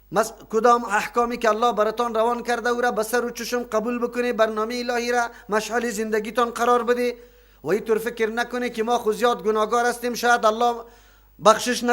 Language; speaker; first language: Persian; native; Persian